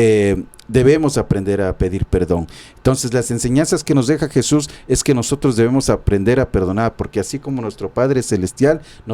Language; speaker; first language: Spanish; native; Spanish